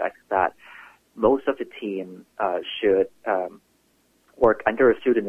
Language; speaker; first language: English; non-native, local second language; Cantonese